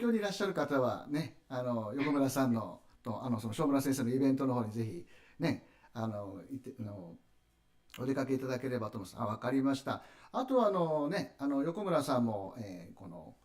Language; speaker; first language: Japanese; native; Japanese